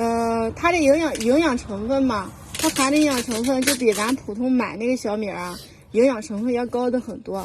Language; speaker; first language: Chinese; native; Chinese